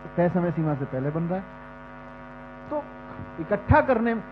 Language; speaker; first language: Hindi; native; Hindi